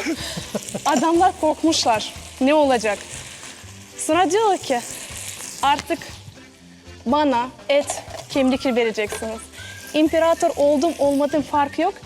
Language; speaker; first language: Turkish; non-native, fluent; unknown